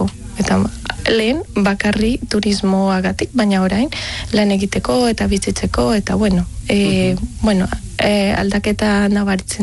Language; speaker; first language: Basque; non-native, learner; Spanish